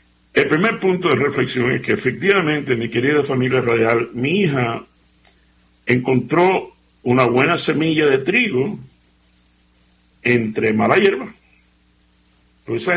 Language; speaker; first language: Spanish; native; Spanish